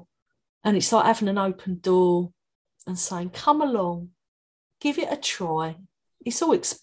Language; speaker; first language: English; native; English